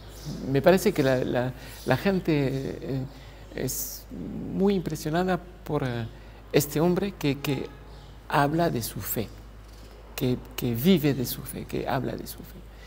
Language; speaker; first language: Spanish; non-native, fluent; French